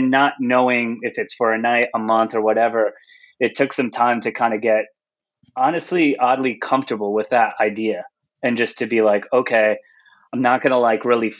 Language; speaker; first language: English; native; English